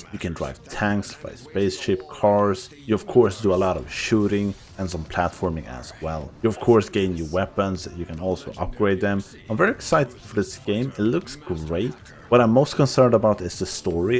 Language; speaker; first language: English; non-native, fluent; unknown